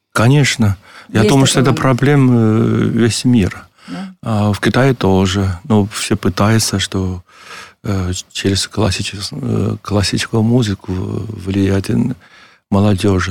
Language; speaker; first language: Russian; non-native, learner; Chinese